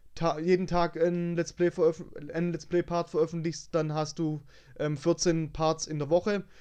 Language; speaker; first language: German; native; German